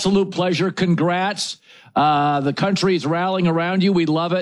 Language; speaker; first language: English; native; English